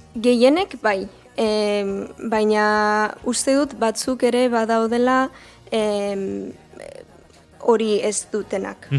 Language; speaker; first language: Basque; non-native, learner; English